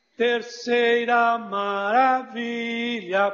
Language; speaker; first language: Portuguese; non-native, fluent; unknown